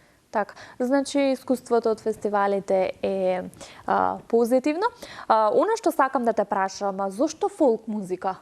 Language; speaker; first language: Macedonian; native; Macedonian